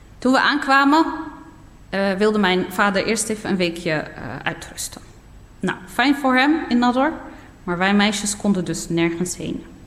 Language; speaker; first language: Dutch; early bilingual, other home language; Berber languages